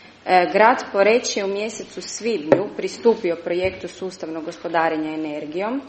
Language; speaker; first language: Croatian; native; Croatian